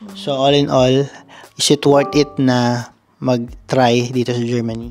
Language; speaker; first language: Filipino; native; Filipino